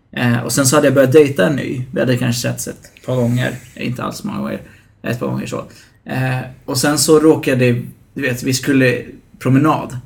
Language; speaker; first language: Swedish; early bilingual, other home language; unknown